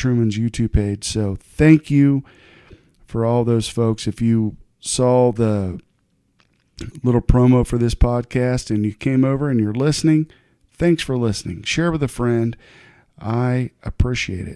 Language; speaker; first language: English; native; English